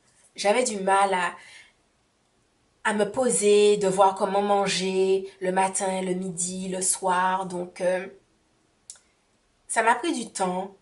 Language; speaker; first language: French; native; French